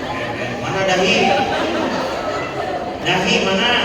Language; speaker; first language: Indonesian; non-native, local second language; Sundanese